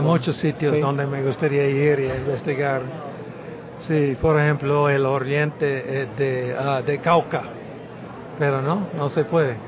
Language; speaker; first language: Spanish; non-native, fluent; English